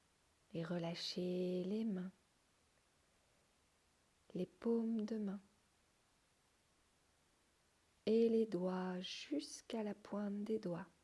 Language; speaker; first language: French; native; French